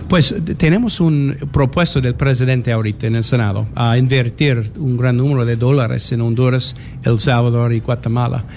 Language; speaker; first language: Spanish; non-native, learner; English